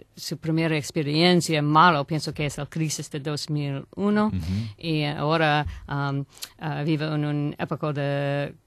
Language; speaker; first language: Spanish; non-native, learner; English